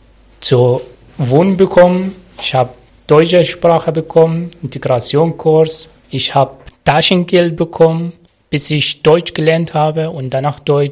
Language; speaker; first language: German; non-native, learner; Arabic